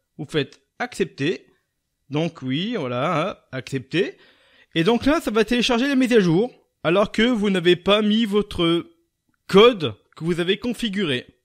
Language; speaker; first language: French; native; French